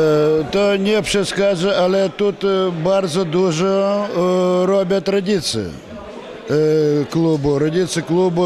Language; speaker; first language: Polish; non-native, fluent; Ukrainian